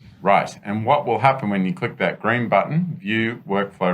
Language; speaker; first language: English; native; English